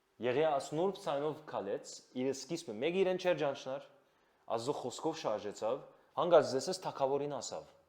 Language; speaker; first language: Armenian; early bilingual, heritage; Armenian